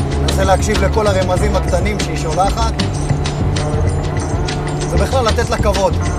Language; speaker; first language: Hebrew; native; Hebrew